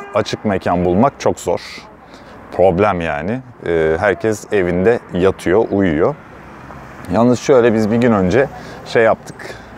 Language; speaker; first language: Turkish; native; Turkish